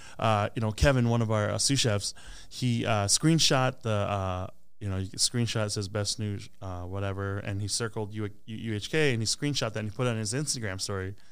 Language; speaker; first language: English; early bilingual, other home language; Hmong